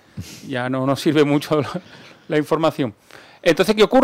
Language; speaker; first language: Spanish; native; Spanish